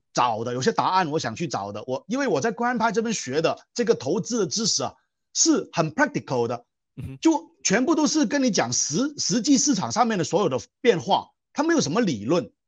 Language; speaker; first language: Chinese; non-native, local second language; Cantonese